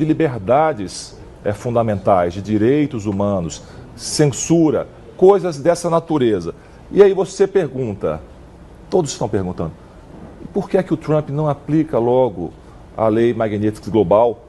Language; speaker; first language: Portuguese; native; Portuguese